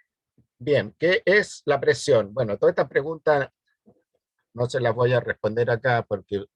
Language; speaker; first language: Spanish; native; Spanish